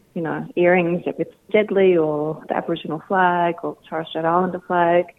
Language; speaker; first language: English; native; English